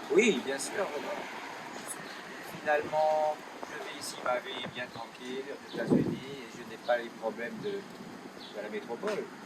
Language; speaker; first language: French; native; French